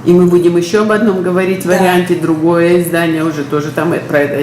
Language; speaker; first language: Russian; native; Russian